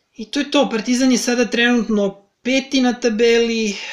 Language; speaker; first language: Serbian; native; Serbian